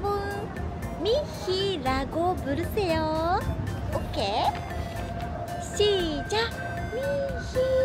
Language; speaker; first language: Korean; non-native, learner; Japanese